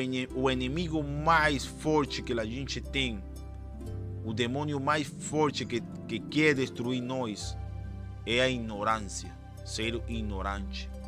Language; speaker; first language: Portuguese; non-native, fluent; Spanish